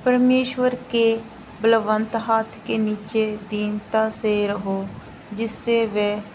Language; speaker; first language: Hindi; non-native, local second language; Punjabi